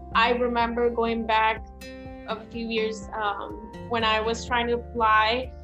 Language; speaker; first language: English; non-native, local second language; Sinhala